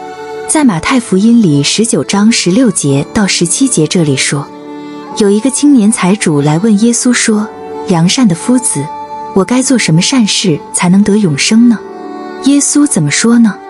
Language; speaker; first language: Chinese; native; Chinese